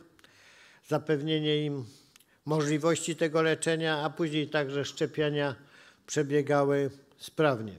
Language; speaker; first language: Polish; native; Polish